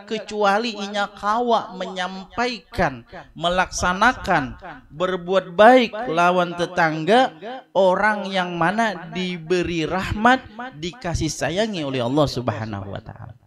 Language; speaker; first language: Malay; non-native, local second language; Banjar